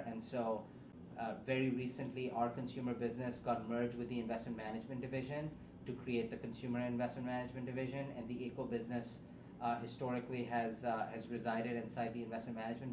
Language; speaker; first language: English; non-native, local second language; Urdu